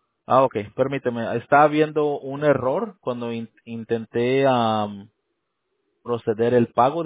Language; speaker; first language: Spanish; native; Spanish